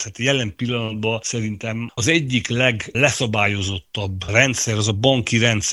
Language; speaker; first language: Hungarian; native; Hungarian